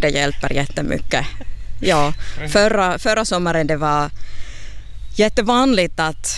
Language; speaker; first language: Swedish; non-native, fluent; Finnish